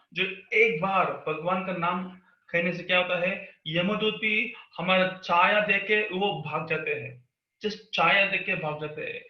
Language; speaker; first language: Hindi; non-native, local second language; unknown